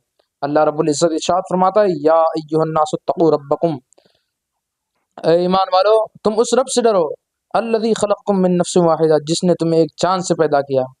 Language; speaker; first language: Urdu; native; Urdu